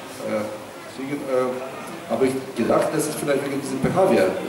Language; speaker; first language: German; non-native, learner; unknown